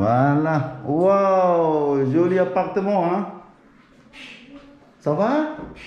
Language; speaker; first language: French; non-native, learner; Thai